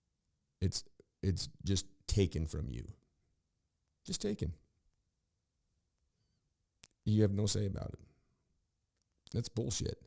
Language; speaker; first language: English; native; English